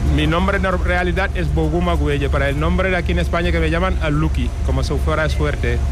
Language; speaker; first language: Spanish; non-native, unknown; Wolof